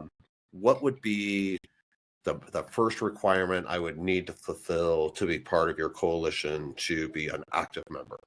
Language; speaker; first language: English; native; English